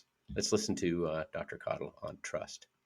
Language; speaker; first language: English; native; English